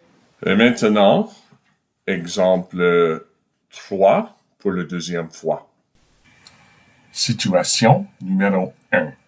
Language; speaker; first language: French; non-native, fluent; English